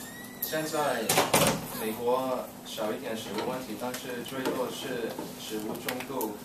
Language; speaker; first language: Chinese; non-native, learner; English